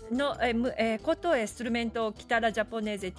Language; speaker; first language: Italian; non-native, learner; Japanese